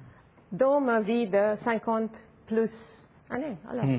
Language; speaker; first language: French; non-native, fluent; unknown